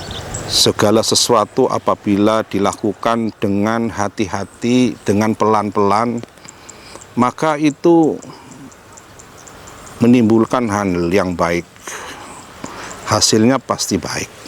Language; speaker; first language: Indonesian; non-native, local second language; Javanese